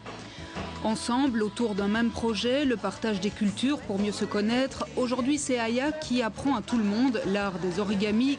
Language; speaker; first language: French; native; French